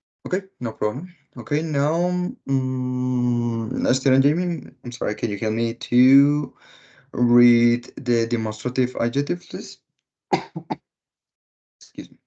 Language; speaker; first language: English; non-native, fluent; Spanish